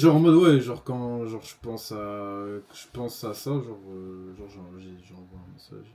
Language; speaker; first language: French; native; French